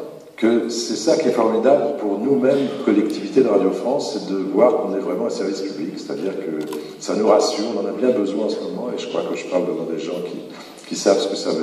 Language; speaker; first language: French; native; French